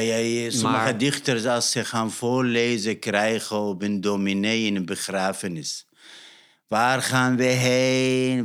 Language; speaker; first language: Dutch; non-native, fluent; Arabic